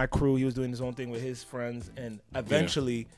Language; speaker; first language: English; native; English